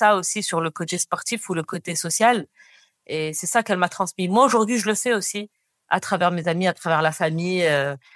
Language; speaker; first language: French; non-native, local second language; Arabic